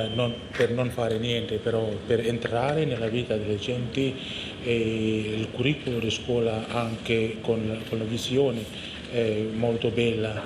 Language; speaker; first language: Italian; non-native, learner; Indonesian